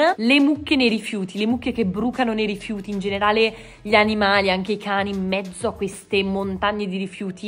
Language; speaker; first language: Italian; native; Italian